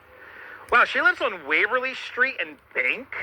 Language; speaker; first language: English; native; English